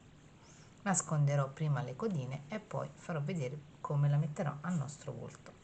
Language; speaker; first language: Italian; native; Italian